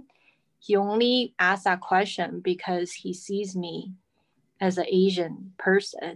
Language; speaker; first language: English; non-native, fluent; Chinese